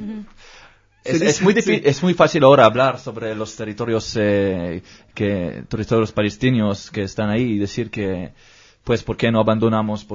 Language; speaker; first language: Spanish; non-native, learner; Hebrew